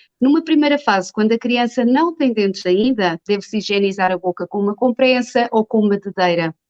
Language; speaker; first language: Portuguese; native; Portuguese